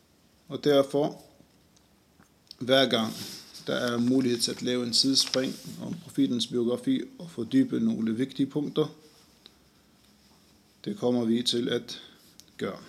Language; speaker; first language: Danish; non-native, fluent; Arabic